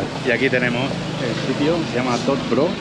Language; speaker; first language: Spanish; native; Spanish